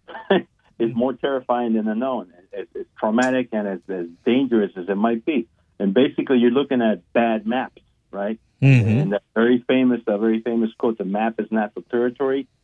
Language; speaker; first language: English; non-native, fluent; Spanish